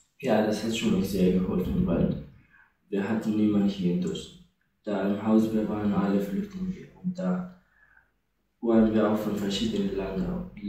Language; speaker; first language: German; non-native, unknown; Persian